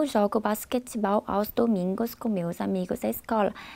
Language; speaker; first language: Portuguese; non-native, fluent; Korean